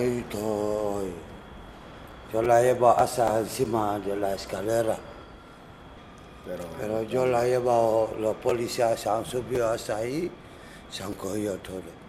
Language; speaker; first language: Spanish; non-native, learner; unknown